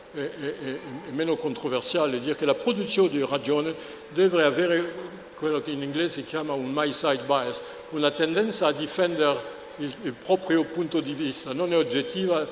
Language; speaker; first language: Italian; non-native, fluent; French